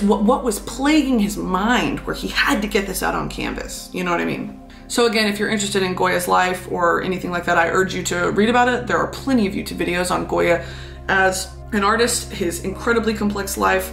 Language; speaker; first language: English; native; English